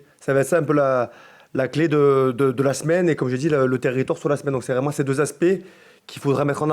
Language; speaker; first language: French; native; French